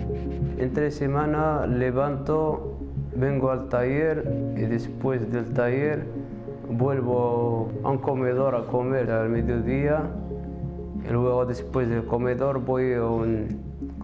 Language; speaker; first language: Spanish; non-native, learner; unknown